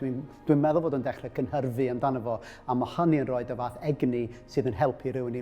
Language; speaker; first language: Welsh; native; Welsh